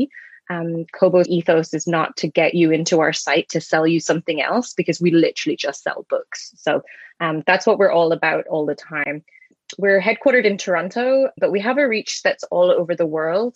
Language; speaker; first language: English; native; English